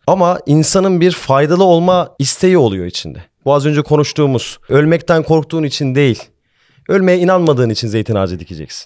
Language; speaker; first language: Turkish; early bilingual, heritage; Turkish